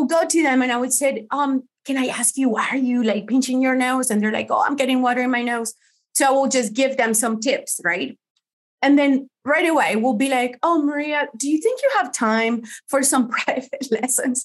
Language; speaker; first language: English; non-native, fluent; Spanish